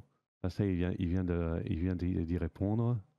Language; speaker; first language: French; native; French